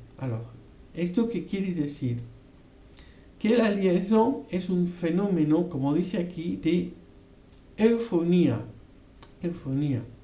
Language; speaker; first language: Spanish; non-native, fluent; French